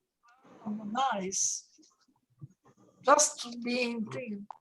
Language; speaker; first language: English; non-native, learner; Italian